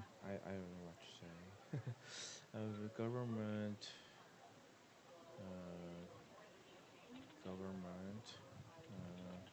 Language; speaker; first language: English; non-native, learner; Korean